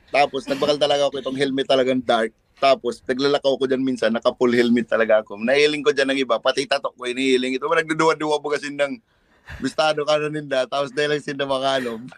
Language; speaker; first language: Filipino; non-native, local second language; Bikol